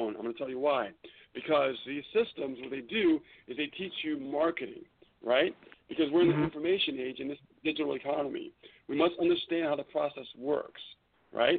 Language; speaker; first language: English; native; English